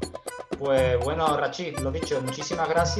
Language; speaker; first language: Spanish; native; Spanish